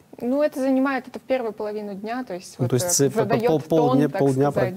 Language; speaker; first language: Russian; native; Russian